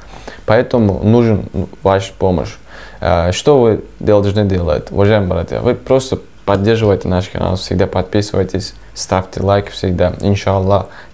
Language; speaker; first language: Russian; non-native, fluent; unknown